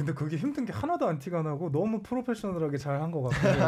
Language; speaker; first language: Korean; native; Korean